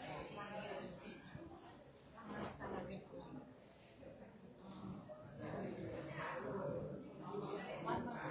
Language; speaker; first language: English; non-native, learner; Vietnamese